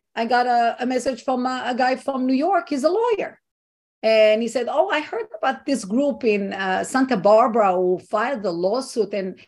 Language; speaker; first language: English; non-native, fluent; Hebrew